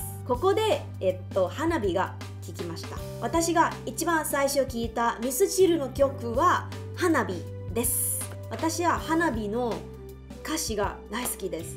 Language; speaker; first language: Japanese; non-native, learner; Chinese